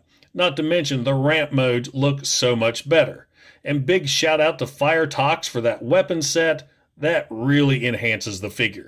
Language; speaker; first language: English; native; English